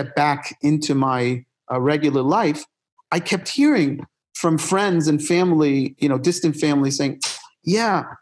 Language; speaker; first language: English; native; English